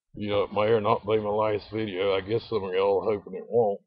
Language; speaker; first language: English; native; English